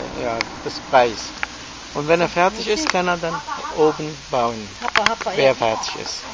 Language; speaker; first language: German; non-native, learner; Arabic